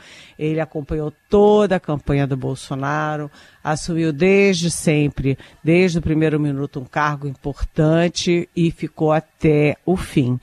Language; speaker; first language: Portuguese; native; Portuguese